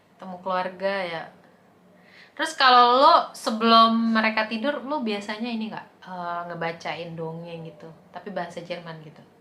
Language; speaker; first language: Indonesian; native; Indonesian